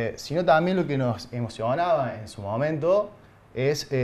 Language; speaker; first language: Spanish; native; Spanish